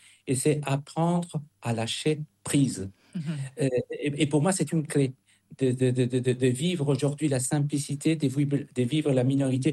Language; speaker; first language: French; non-native, fluent; Spanish